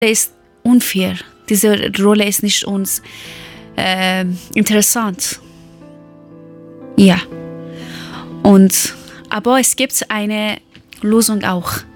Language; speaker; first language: German; non-native, learner; Persian